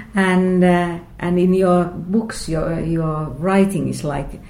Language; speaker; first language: English; non-native, fluent; Finnish